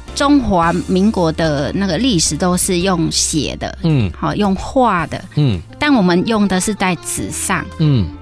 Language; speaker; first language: Chinese; non-native, fluent; Khmer